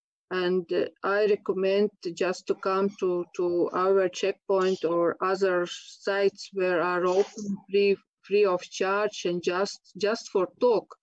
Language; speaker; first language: English; non-native, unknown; Latvian